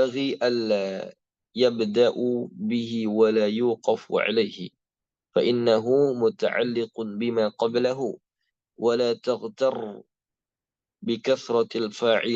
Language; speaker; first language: Arabic; non-native, fluent; Indonesian